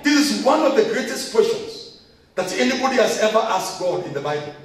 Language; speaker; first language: English; non-native, local second language; Swahili